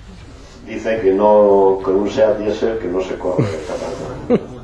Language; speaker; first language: Spanish; native; Spanish